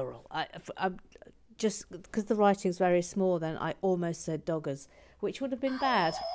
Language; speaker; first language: English; native; English